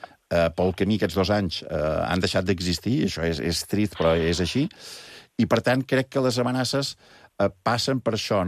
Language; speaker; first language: Catalan; native; Catalan